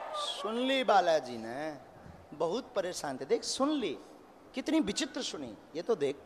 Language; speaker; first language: Hindi; native; Hindi